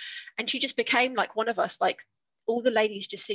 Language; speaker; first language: English; native; English